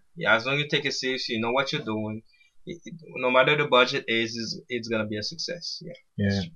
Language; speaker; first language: English; early bilingual, other home language; Haitian Creole